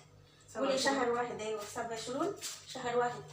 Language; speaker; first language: Arabic; non-native, learner; Bangla